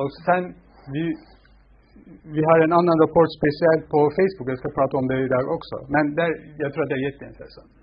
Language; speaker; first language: Swedish; non-native, fluent; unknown